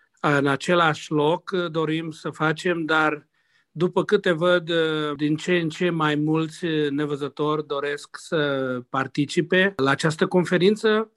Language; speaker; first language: Romanian; non-native, local second language; Hungarian